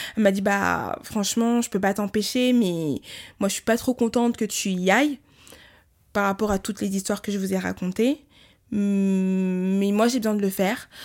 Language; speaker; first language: French; early bilingual, other home language; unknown